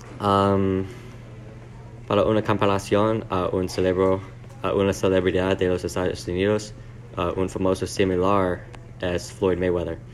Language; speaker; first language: Spanish; non-native, learner; English